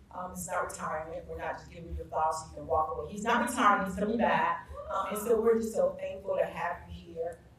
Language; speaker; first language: English; native; English